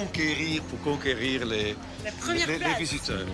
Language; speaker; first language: French; non-native, fluent; Portuguese